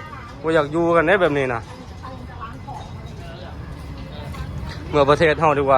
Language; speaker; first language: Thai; non-native, learner; Lao